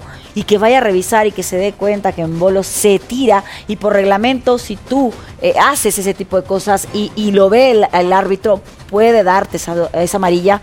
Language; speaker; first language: Spanish; native; Spanish